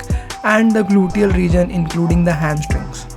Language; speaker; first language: English; non-native, local second language; Hindi